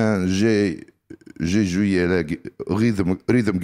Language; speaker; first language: French; non-native, learner; Russian